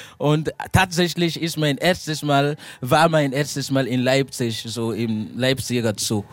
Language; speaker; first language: German; non-native, fluent; Mossi